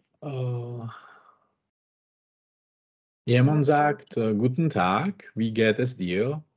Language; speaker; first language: German; non-native, learner; Czech